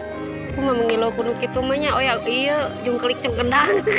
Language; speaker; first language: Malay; non-native, local second language; Sundanese